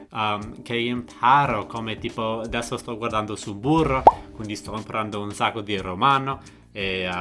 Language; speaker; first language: Italian; non-native, fluent; English